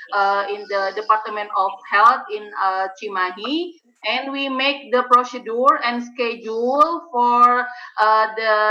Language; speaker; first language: English; non-native, learner; Indonesian